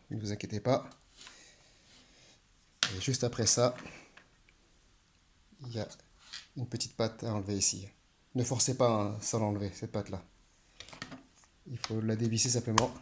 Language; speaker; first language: French; native; French